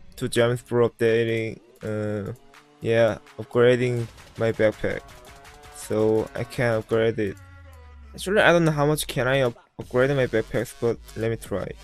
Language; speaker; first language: English; non-native, learner; Korean